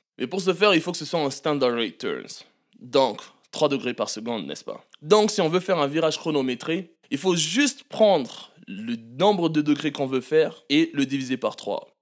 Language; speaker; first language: French; non-native, local second language; Malagasy